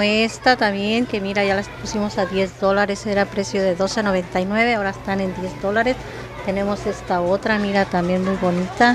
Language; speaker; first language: Spanish; native; Spanish